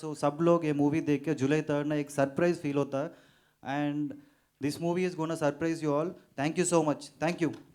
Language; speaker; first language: Hindi; non-native, local second language; Telugu